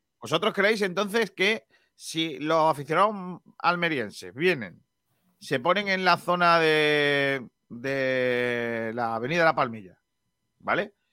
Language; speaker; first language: Spanish; native; Spanish